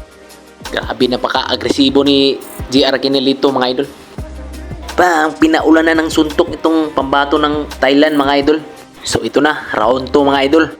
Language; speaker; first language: Filipino; native; Filipino